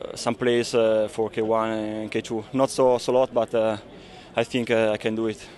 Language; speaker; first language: English; non-native, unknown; Italian